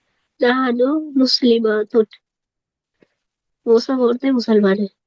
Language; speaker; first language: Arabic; non-native, learner; Urdu